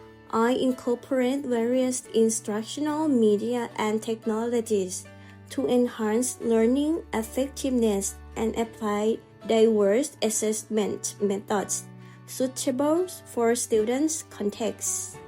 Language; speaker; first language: English; non-native, fluent; Thai